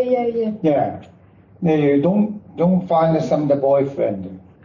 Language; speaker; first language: English; non-native, learner; Chinese